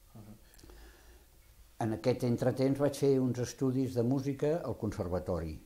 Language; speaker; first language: Catalan; native; Catalan